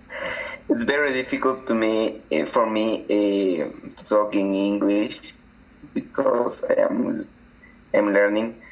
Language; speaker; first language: English; non-native, learner; Spanish